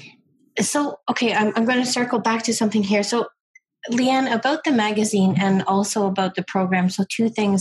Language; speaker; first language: English; native; English